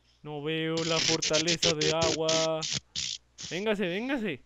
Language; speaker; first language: Spanish; native; Spanish